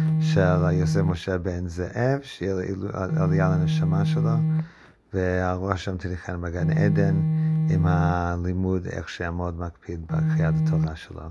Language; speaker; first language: Hebrew; non-native, fluent; English